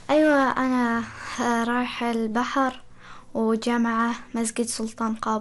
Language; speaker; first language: Arabic; non-native, learner; Persian